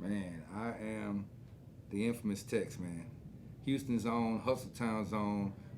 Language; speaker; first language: English; native; English